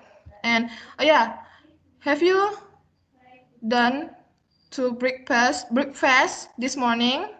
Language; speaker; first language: English; non-native, learner; Indonesian